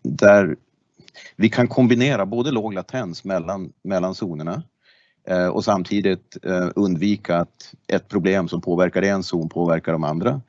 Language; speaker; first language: Swedish; native; Swedish